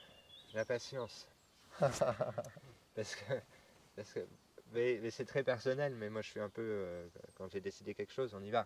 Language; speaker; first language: French; native; French